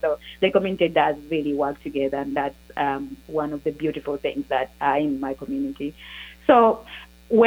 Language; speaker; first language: English; non-native, local second language; Ganda